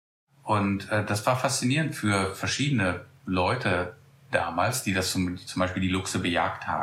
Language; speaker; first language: German; native; German